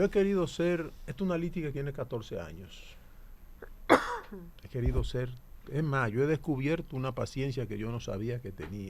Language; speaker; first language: Spanish; native; Spanish